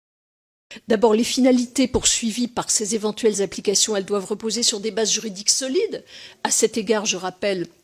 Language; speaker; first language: French; native; French